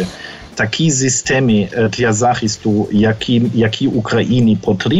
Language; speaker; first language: Ukrainian; non-native, fluent; German